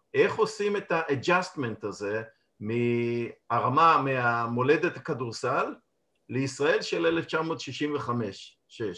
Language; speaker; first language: Hebrew; native; Hebrew